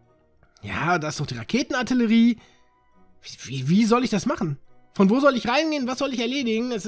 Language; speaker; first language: German; native; German